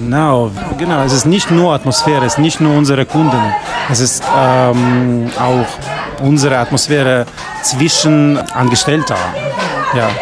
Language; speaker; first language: German; non-native, learner; Russian